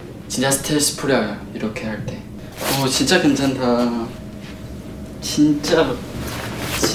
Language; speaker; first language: Korean; non-native, fluent; Chinese